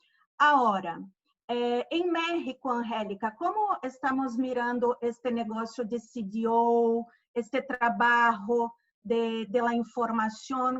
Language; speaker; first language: Spanish; non-native, fluent; Portuguese